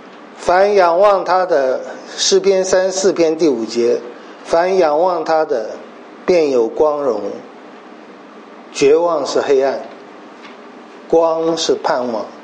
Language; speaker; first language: Chinese; native; Chinese